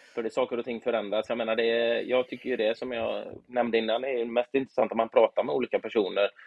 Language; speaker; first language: Swedish; native; Swedish